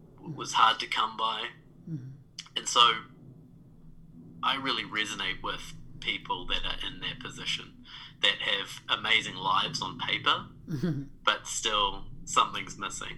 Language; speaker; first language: English; native; English